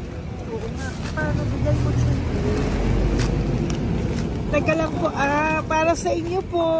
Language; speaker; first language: Filipino; native; Filipino